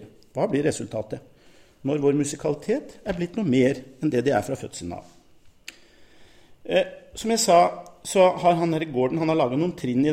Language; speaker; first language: Norwegian; native; Norwegian